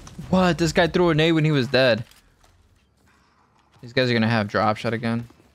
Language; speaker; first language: English; early bilingual, other home language; Spanish